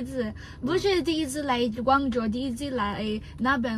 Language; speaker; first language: Chinese; non-native, learner; Filipino